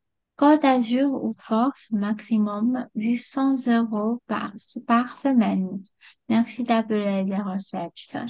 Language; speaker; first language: French; non-native, fluent; Chinese